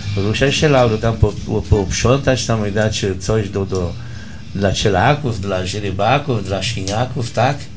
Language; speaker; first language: Polish; early bilingual, heritage; Polish